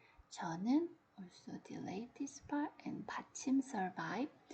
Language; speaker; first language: English; non-native, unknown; Korean